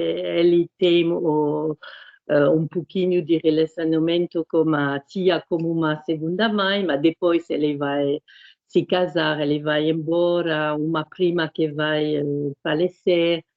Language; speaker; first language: Portuguese; non-native, fluent; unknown